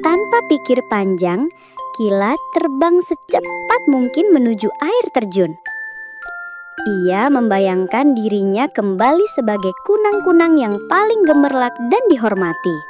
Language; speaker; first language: Indonesian; native; Indonesian